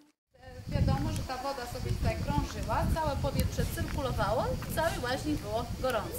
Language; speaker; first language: Polish; native; Polish